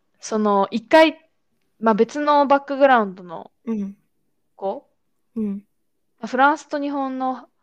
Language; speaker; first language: Japanese; early bilingual, other home language; Chinese